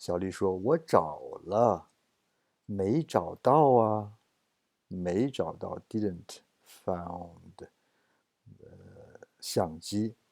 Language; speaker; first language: Chinese; non-native, fluent; English